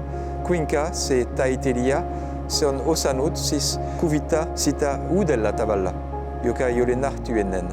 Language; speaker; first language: Finnish; non-native, fluent; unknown